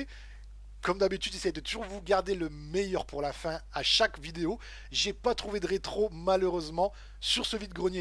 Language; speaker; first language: French; native; French